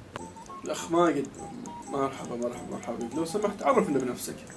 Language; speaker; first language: Arabic; native; Arabic